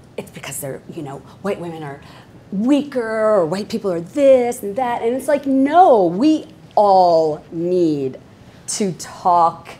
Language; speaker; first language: English; non-native, local second language; Bangla